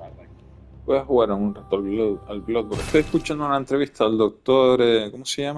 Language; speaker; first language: Spanish; native; Spanish